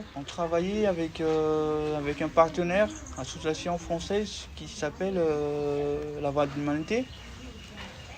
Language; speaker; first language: French; non-native, local second language; Malagasy